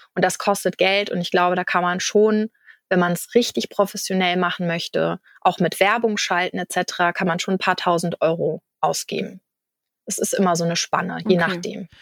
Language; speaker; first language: German; native; German